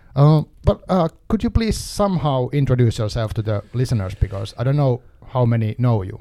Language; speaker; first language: English; non-native, fluent; Finnish